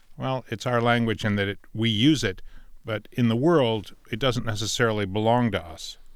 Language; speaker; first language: English; native; English